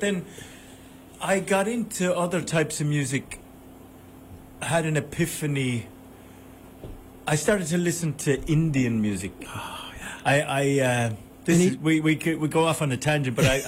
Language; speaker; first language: English; native; English